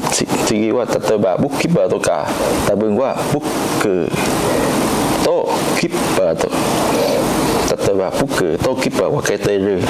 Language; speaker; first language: Japanese; non-native, learner; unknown